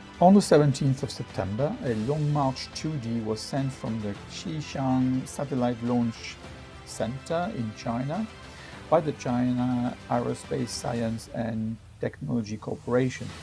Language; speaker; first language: English; non-native, fluent; French